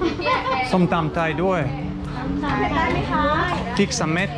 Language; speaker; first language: Thai; non-native, learner; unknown